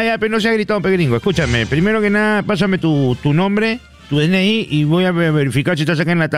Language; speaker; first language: Spanish; native; Spanish